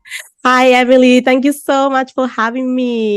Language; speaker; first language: English; non-native, fluent; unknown